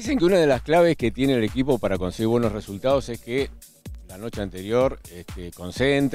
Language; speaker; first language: Spanish; native; Spanish